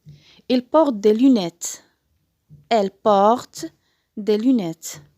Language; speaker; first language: French; non-native, local second language; Arabic